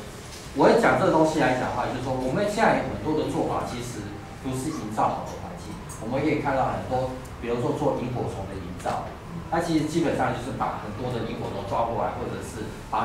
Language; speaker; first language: Chinese; native; Chinese